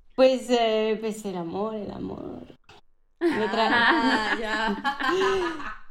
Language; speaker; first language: Spanish; native; Spanish